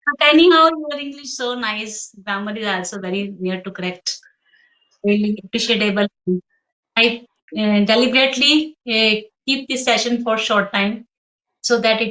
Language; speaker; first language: English; non-native, local second language; Hindi